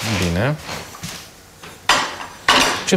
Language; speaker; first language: Romanian; non-native, fluent; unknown